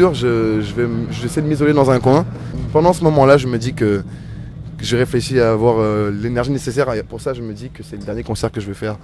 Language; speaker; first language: French; native; French